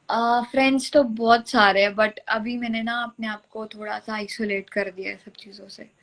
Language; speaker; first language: Hindi; native; Hindi